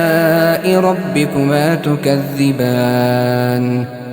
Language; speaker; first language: Arabic; native; Arabic